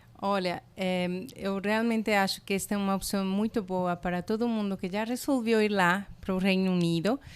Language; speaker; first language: Portuguese; non-native, fluent; Spanish